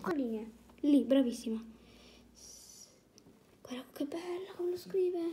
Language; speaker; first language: Italian; native; Italian